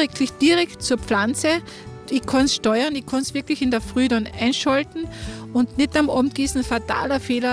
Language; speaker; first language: German; native; German